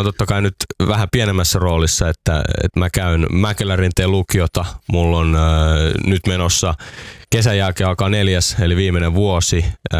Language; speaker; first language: Finnish; native; Finnish